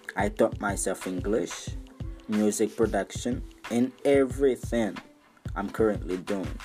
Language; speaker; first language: English; non-native, fluent; Haitian Creole